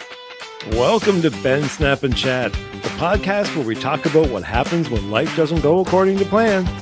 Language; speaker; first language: English; native; English